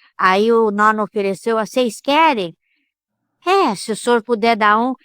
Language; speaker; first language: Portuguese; early bilingual, other home language; Italian